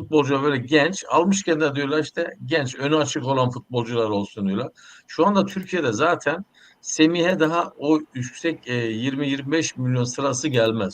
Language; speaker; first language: Turkish; native; Turkish